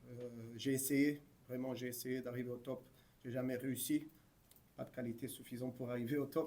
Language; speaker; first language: French; non-native, fluent; Portuguese